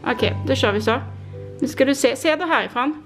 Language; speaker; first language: Swedish; native; Swedish